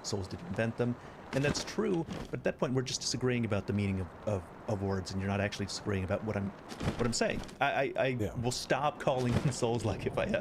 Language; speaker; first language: English; native; English